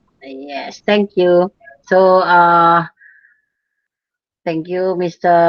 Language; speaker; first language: English; non-native, fluent; Indonesian